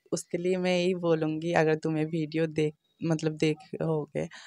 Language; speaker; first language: Hindi; non-native, local second language; Bangla